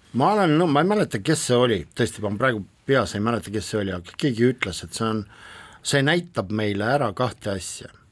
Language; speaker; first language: Estonian; non-native, local second language; Russian